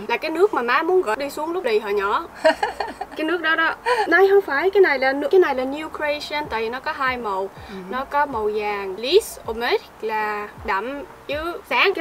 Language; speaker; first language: Vietnamese; early bilingual, heritage; Vietnamese